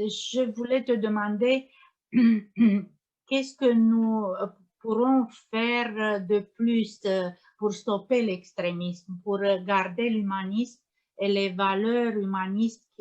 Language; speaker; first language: French; non-native, learner; Romanian